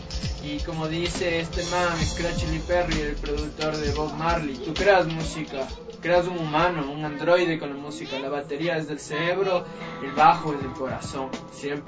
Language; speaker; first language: Spanish; native; Spanish